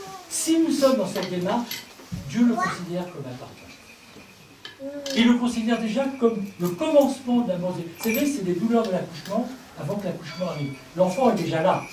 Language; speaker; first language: French; native; French